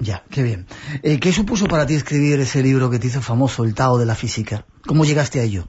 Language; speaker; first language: Spanish; native; Spanish